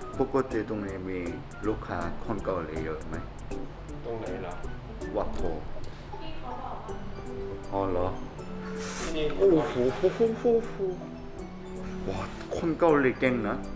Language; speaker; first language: Thai; non-native, learner; Korean